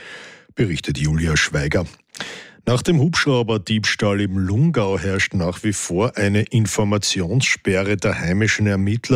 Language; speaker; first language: German; native; German